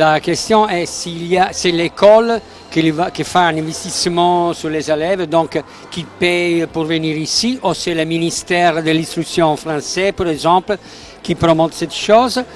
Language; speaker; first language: French; non-native, fluent; Italian